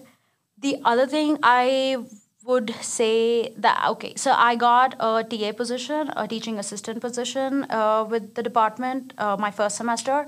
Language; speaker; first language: English; non-native, local second language; Hindi